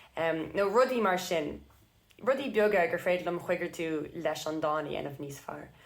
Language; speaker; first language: Irish; non-native, local second language; English